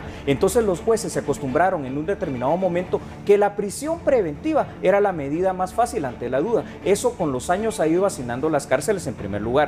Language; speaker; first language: Spanish; native; Spanish